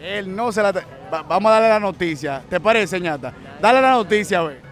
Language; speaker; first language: Spanish; native; Spanish